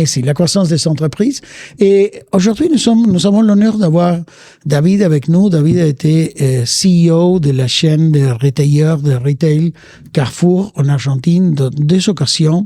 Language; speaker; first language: French; non-native, fluent; Spanish